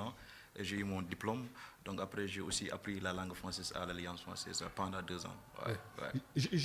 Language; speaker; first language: French; non-native, fluent; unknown